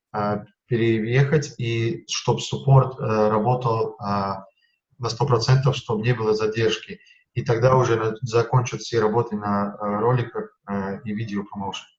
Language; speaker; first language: Russian; non-native, fluent; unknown